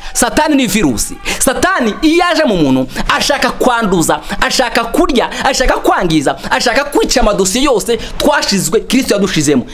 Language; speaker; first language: Kinyarwanda; native; Kinyarwanda